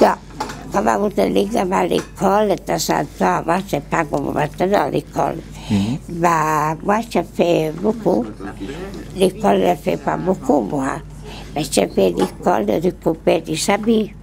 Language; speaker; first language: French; non-native, learner; Italian